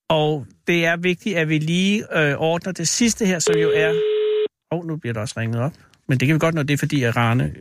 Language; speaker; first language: Danish; native; Danish